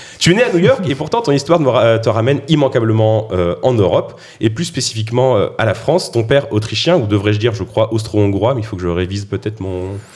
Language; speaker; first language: French; native; French